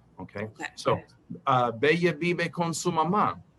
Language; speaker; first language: Spanish; non-native, fluent; English